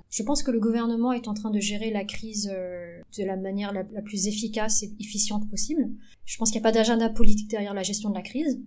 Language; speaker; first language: French; early bilingual, other home language; Vietnamese